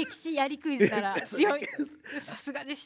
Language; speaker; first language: Japanese; native; Japanese